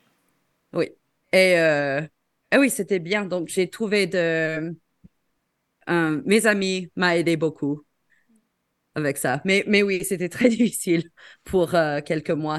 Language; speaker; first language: French; non-native, fluent; English